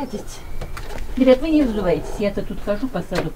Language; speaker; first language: Russian; native; Russian